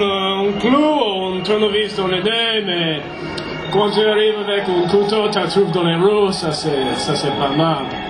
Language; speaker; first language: French; non-native, fluent; English